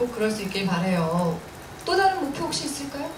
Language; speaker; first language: Korean; native; Korean